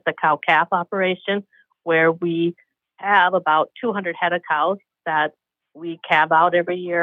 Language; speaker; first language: English; native; English